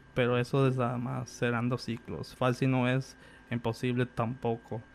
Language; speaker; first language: Spanish; early bilingual, other home language; English